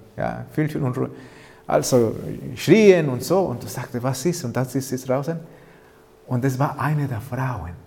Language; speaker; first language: German; non-native, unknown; Spanish